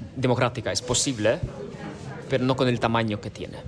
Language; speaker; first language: Spanish; non-native, fluent; Ukrainian